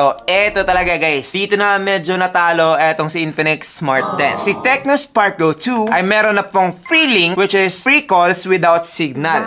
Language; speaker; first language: Filipino; native; Filipino